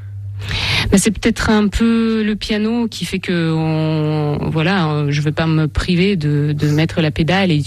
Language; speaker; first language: French; non-native, fluent; Russian